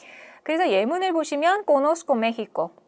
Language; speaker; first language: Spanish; non-native, fluent; Korean